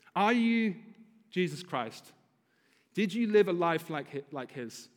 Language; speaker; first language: English; native; English